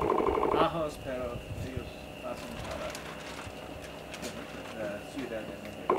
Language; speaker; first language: Spanish; non-native, learner; English